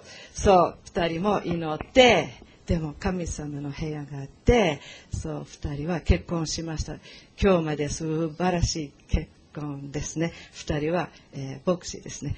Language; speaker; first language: Japanese; non-native, learner; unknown